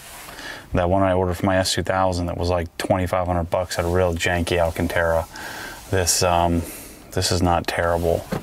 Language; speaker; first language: English; native; English